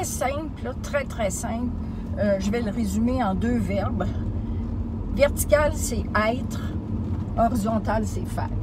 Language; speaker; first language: French; native; French